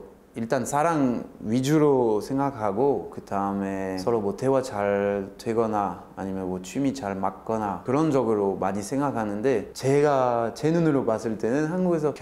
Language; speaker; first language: Korean; non-native, fluent; French